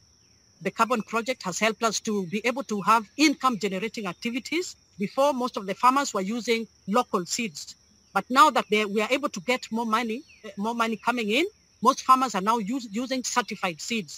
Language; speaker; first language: English; non-native, local second language; Luo (Kenya and Tanzania)